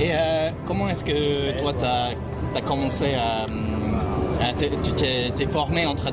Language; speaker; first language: French; non-native, fluent; English